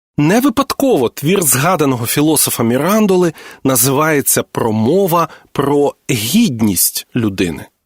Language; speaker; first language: Ukrainian; native; Ukrainian